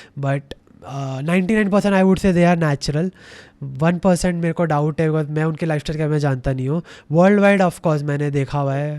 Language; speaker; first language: Hindi; native; Hindi